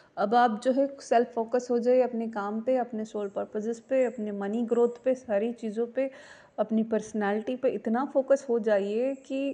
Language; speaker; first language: Hindi; non-native, local second language; Marathi